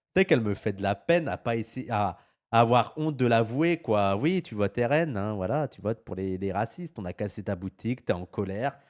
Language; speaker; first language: French; native; French